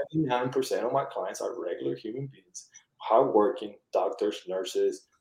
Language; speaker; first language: English; early bilingual, other home language; Spanish